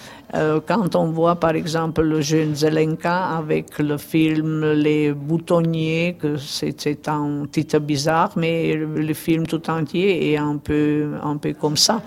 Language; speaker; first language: French; non-native, fluent; Czech